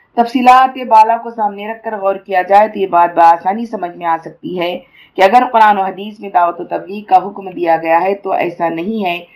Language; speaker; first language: Urdu; native; Urdu